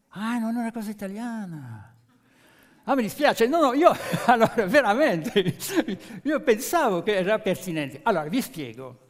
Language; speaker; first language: Italian; non-native, fluent; French